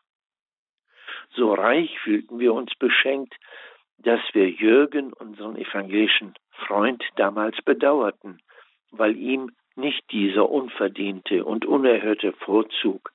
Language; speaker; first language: German; native; German